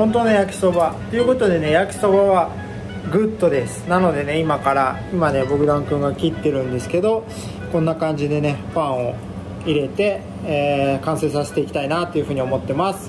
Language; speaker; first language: Japanese; native; Japanese